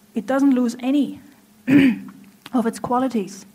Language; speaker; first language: English; non-native, fluent; German